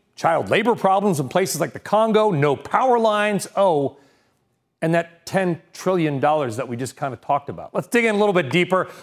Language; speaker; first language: English; native; English